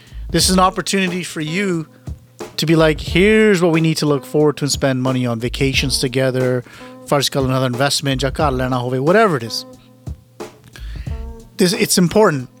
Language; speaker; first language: English; early bilingual, other home language; Punjabi